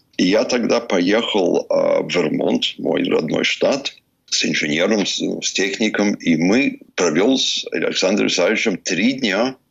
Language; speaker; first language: Russian; early bilingual, heritage; Russian